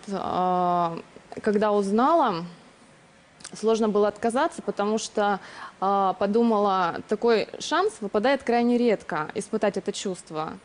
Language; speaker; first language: Russian; native; Russian